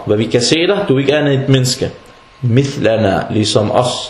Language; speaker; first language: Danish; non-native, fluent; Arabic